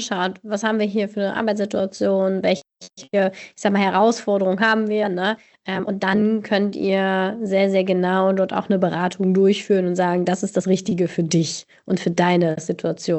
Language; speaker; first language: German; native; German